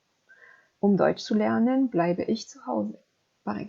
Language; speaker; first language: German; non-native, fluent; French